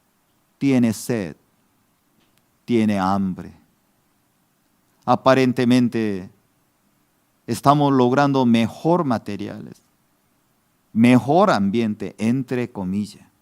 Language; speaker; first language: Spanish; non-native, fluent; Korean